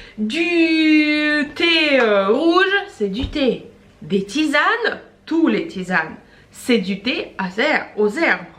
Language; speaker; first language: French; non-native, fluent; Russian